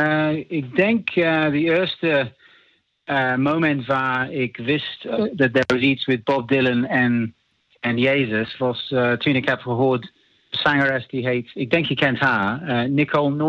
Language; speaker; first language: Dutch; non-native, learner; English